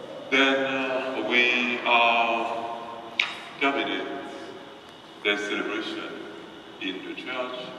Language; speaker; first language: English; non-native, learner; French